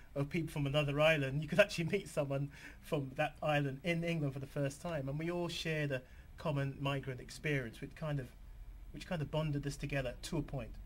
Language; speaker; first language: English; native; English